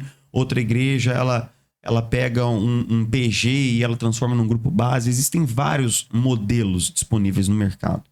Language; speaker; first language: Portuguese; native; Portuguese